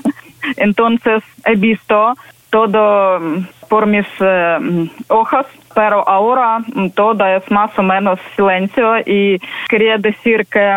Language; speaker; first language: Spanish; non-native, learner; Ukrainian